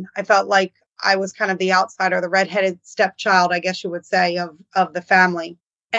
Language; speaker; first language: English; native; English